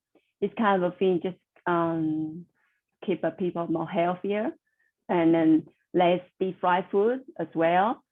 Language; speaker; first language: English; non-native, learner; Chinese